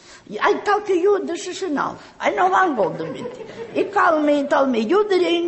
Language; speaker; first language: English; non-native, learner; Catalan